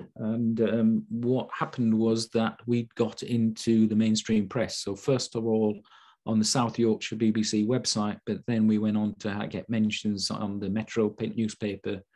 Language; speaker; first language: English; native; English